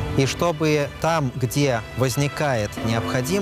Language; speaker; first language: Russian; native; Russian